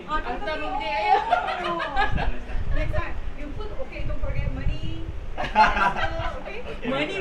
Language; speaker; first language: English; non-native, learner; Korean